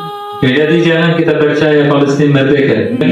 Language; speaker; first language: Indonesian; non-native, fluent; Arabic